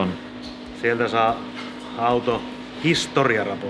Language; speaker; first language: Finnish; native; Finnish